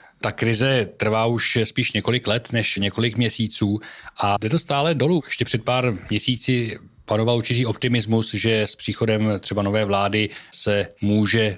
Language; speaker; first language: Czech; native; Czech